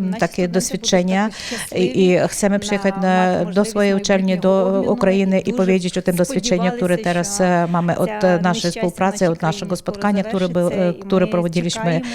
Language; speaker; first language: Polish; non-native, learner; Ukrainian